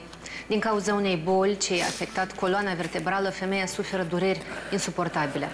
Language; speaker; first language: Romanian; native; Romanian